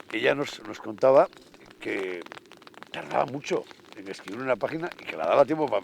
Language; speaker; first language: Spanish; native; Spanish